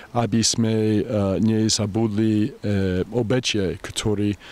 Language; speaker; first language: Slovak; non-native, learner; English